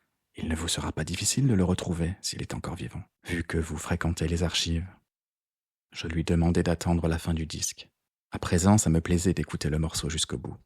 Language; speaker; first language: French; native; French